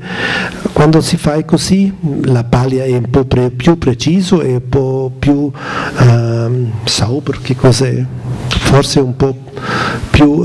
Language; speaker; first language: Italian; non-native, learner; German